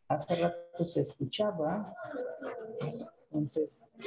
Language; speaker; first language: Spanish; non-native, fluent; English